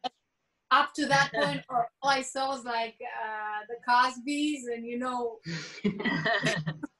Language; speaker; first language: English; early bilingual, heritage; Hebrew